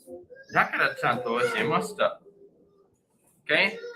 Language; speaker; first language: Japanese; non-native, fluent; English